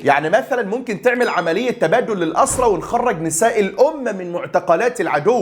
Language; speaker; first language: Arabic; native; Arabic